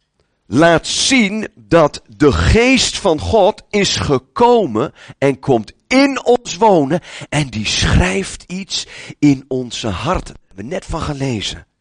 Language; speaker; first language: Dutch; native; Dutch